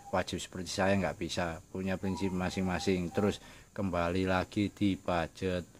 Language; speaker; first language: Indonesian; non-native, local second language; Javanese